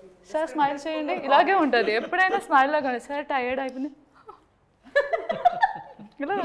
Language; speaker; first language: Telugu; non-native, learner; Malayalam